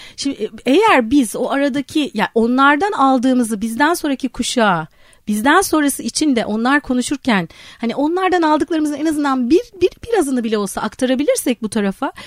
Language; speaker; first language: Turkish; native; Turkish